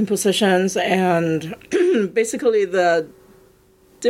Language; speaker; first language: English; non-native, local second language; Cantonese